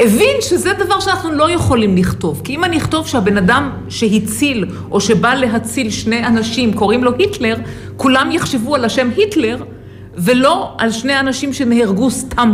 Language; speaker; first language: Hebrew; native; Hebrew